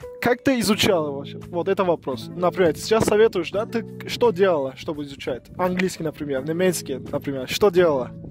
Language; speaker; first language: Russian; non-native, learner; Turkish